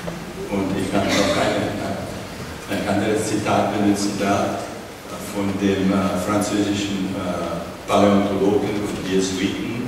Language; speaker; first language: German; non-native, fluent; Czech